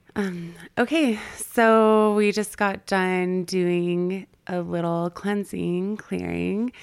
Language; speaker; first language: English; native; English